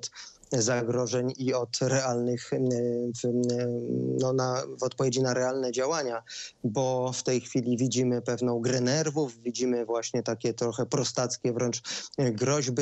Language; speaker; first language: Polish; native; Polish